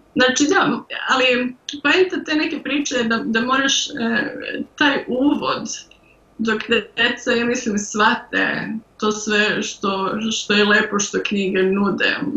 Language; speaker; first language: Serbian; early bilingual, heritage; Serbian